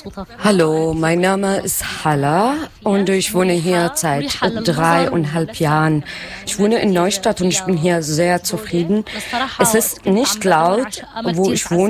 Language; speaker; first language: German; non-native, learner; Arabic